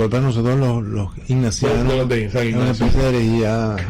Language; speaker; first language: Spanish; native; Spanish